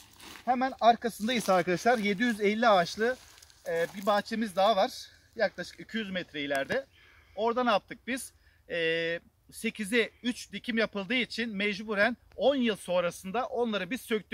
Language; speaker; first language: Turkish; native; Turkish